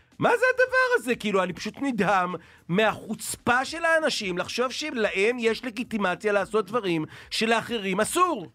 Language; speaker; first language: Hebrew; native; Hebrew